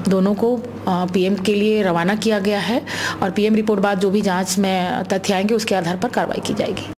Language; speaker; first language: Hindi; native; Hindi